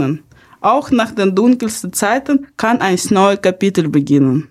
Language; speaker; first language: German; non-native, fluent; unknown